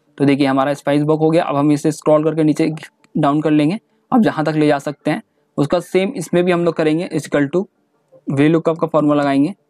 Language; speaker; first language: Hindi; native; Hindi